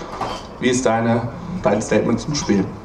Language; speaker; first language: German; native; German